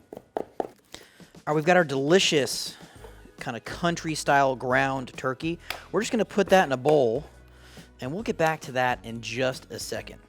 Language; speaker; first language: English; native; English